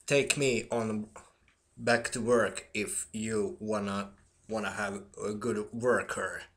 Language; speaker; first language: English; non-native, learner; Finnish